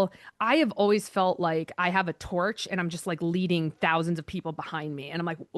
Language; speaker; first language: English; native; English